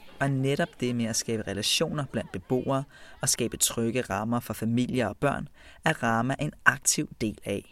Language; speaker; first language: Danish; native; Danish